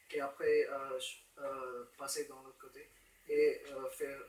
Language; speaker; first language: French; non-native, fluent; Romanian